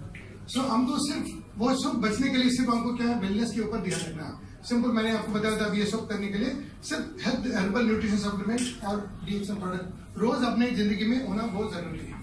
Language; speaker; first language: Hindi; native; Hindi